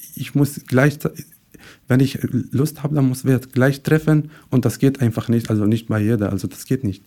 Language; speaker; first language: German; non-native, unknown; Arabic